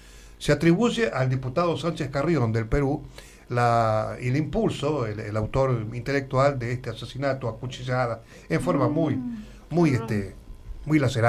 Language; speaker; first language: Spanish; native; Spanish